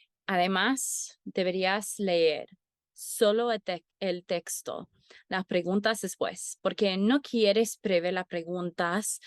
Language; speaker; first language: Spanish; non-native, fluent; English